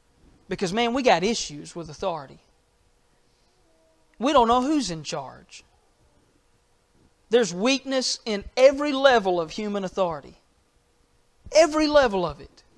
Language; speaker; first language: English; native; English